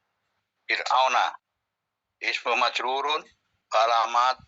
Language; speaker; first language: Arabic; non-native, learner; Indonesian